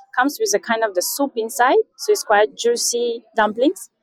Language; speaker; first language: English; non-native, fluent; Russian